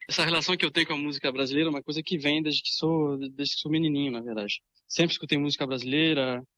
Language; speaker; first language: Portuguese; early bilingual, other home language; French